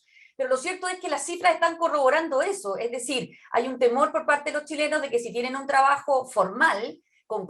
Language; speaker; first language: Spanish; native; Spanish